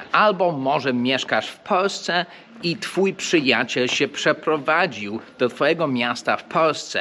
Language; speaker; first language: Polish; non-native, fluent; English